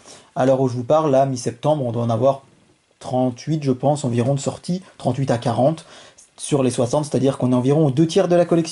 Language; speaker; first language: French; native; French